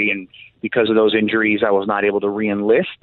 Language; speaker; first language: English; native; English